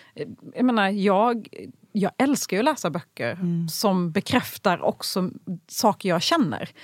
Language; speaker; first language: Swedish; early bilingual, other home language; Kurdish